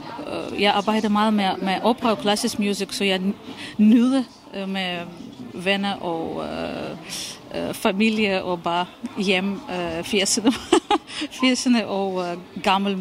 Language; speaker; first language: Danish; non-native, fluent; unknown